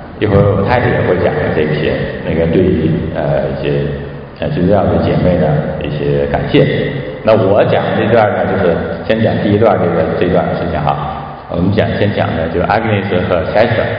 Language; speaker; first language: Chinese; native; Chinese